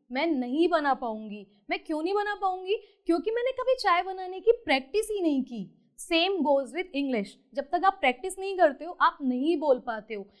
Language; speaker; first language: Hindi; native; Hindi